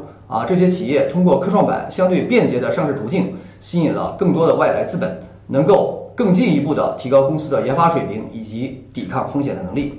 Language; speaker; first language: Chinese; native; Chinese